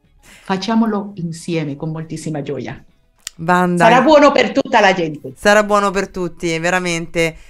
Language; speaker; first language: Italian; non-native, learner; Spanish